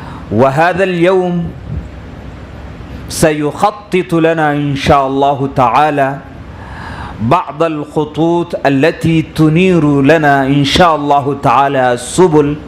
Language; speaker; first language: Arabic; non-native, fluent; Urdu